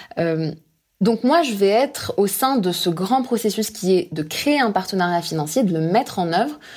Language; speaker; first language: French; non-native, local second language; Arabic